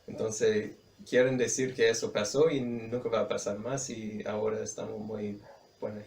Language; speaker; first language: Spanish; non-native, fluent; English